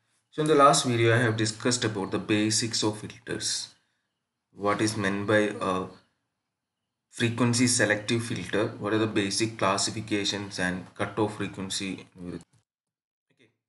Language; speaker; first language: English; non-native, local second language; Malayalam